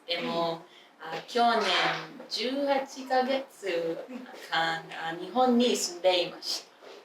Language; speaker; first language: Japanese; non-native, learner; English